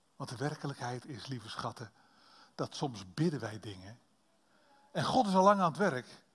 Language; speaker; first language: Dutch; native; Dutch